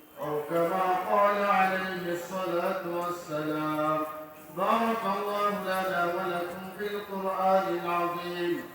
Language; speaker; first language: Arabic; non-native, fluent; Bangla